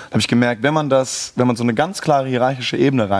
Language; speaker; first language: German; native; German